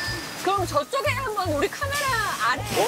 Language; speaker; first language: Korean; native; Korean